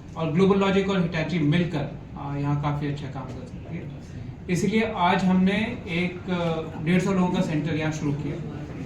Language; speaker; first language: Hindi; native; Hindi